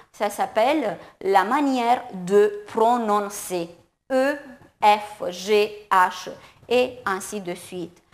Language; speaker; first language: French; non-native, fluent; Romanian